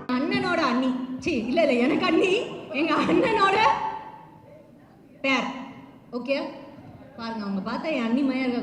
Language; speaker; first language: Tamil; native; Tamil